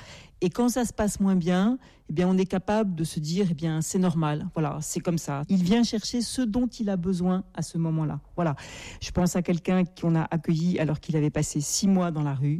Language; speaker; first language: French; native; French